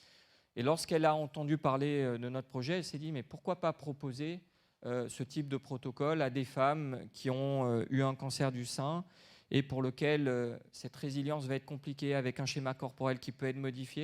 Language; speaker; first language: French; native; French